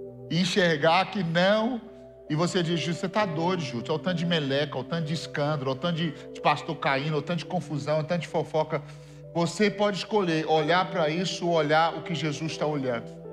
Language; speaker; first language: Portuguese; native; Portuguese